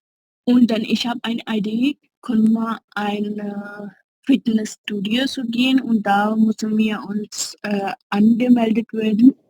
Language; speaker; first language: German; non-native, learner; Hindi